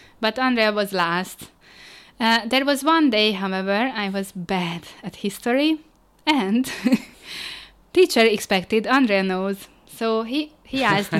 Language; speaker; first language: English; non-native, fluent; Hungarian